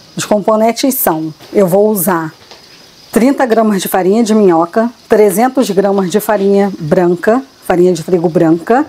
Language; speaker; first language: Portuguese; native; Portuguese